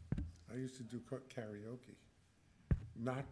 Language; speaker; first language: English; native; English